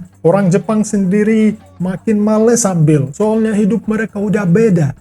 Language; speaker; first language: Indonesian; non-native, fluent; Russian